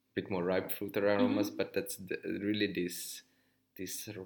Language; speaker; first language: English; non-native, fluent; Hungarian